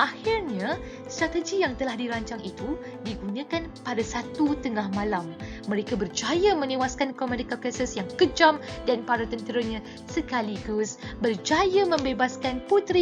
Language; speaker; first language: Malay; native; Malay